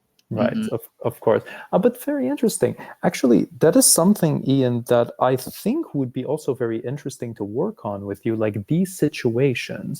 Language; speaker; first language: English; non-native, fluent; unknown